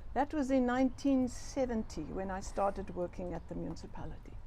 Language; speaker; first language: English; non-native, local second language; Afrikaans